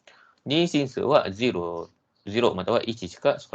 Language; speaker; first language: Japanese; non-native, fluent; Malay